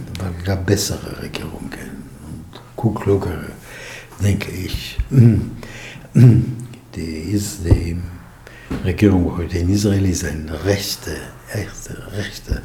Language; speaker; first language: German; non-native, fluent; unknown